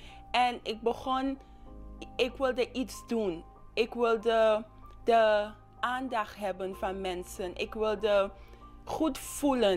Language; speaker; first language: Dutch; non-native, local second language; English